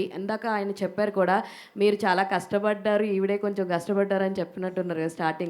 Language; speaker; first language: Telugu; native; Telugu